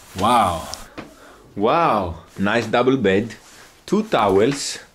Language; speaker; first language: English; non-native, fluent; Greek